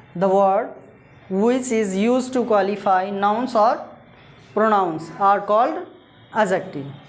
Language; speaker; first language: Hindi; native; Hindi